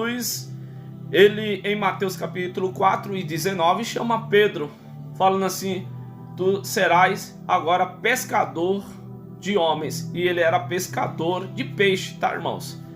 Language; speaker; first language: Portuguese; native; Portuguese